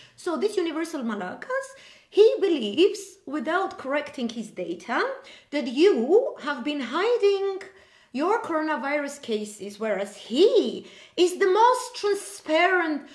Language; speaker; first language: English; non-native, fluent; Armenian